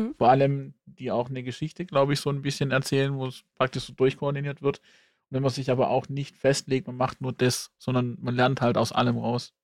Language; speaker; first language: German; native; German